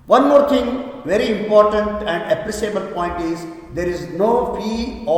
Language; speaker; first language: English; non-native, local second language; Kannada